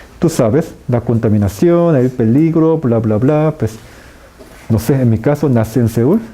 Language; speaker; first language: Spanish; non-native, fluent; Korean